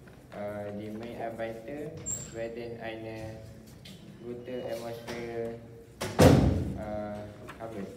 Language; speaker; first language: German; non-native, learner; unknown